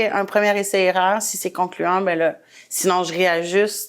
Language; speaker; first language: French; native; French